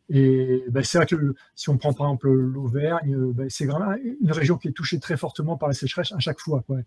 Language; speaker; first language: French; native; French